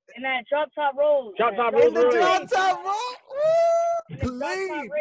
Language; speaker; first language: English; native; English